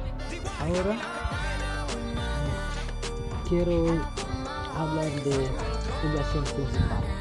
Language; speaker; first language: Spanish; non-native, learner; Indonesian